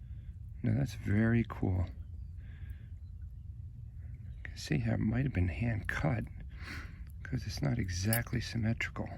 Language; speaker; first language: English; native; English